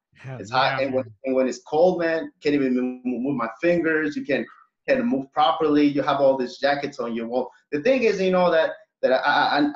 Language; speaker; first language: English; early bilingual, other home language; Spanish